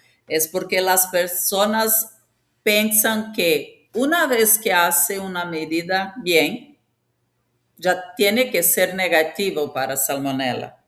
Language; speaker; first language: Spanish; non-native, fluent; Portuguese